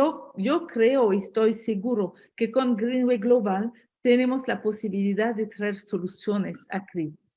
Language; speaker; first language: Spanish; non-native, fluent; French